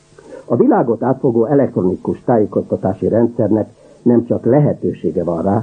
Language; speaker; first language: Hungarian; native; Hungarian